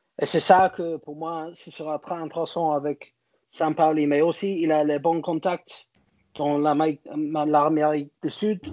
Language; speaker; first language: French; non-native, learner; English